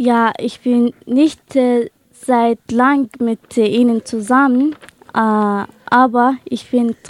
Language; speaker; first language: German; non-native, learner; Arabic